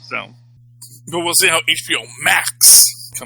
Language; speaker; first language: English; native; English